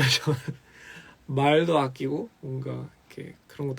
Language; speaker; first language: Korean; early bilingual, heritage; English